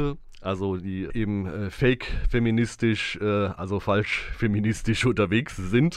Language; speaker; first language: German; native; German